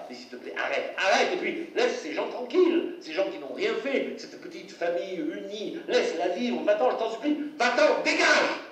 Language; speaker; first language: French; native; French